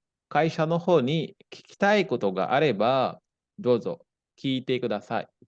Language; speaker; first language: Japanese; non-native, fluent; Indonesian